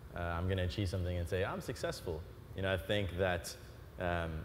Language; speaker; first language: English; native; English